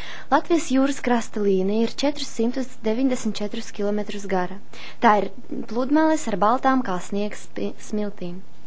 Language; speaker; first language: Latvian; native; Latvian